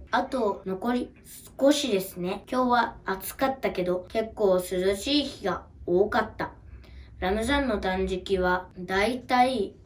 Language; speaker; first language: Japanese; early bilingual, other home language; Uyghur